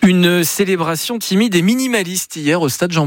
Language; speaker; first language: French; native; French